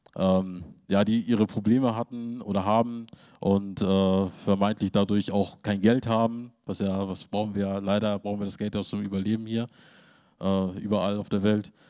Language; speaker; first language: German; native; German